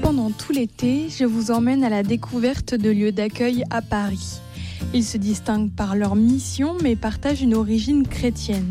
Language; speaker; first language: French; native; French